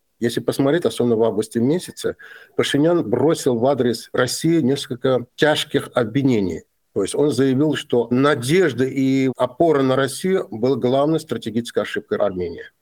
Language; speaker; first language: Russian; non-native, local second language; Azerbaijani